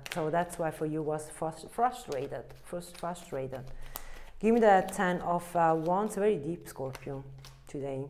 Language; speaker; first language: English; non-native, fluent; Italian